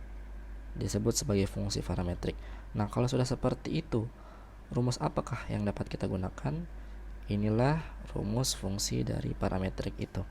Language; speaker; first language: Indonesian; native; Indonesian